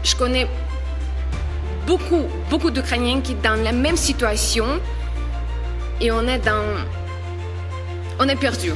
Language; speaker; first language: French; non-native, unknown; Ukrainian